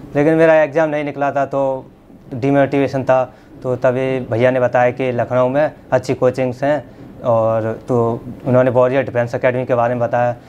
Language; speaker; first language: Hindi; native; Hindi